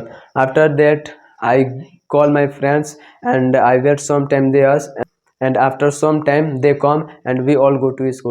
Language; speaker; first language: English; non-native, learner; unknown